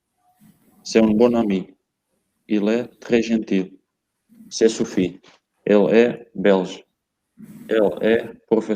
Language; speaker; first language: French; non-native, learner; Portuguese